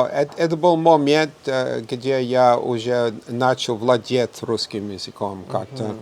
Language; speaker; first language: Russian; non-native, fluent; English